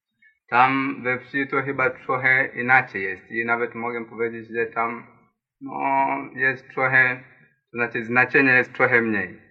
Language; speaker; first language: Polish; non-native, learner; Swahili